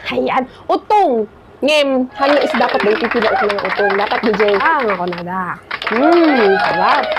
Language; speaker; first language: Filipino; non-native, local second language; Iloko